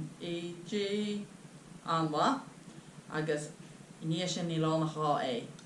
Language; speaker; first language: Irish; native; Irish